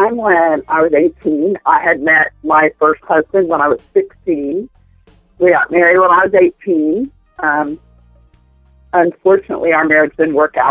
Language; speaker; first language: English; native; English